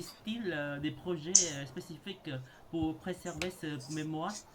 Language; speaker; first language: French; non-native, learner; Khmer